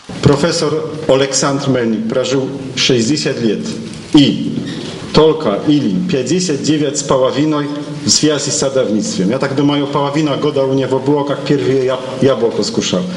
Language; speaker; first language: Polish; non-native, learner; Ukrainian